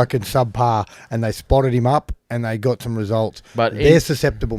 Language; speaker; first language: English; native; English